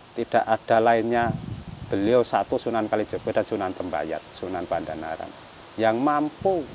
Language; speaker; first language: Indonesian; non-native, local second language; Javanese